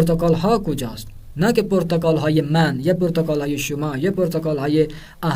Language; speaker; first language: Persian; non-native, fluent; Urdu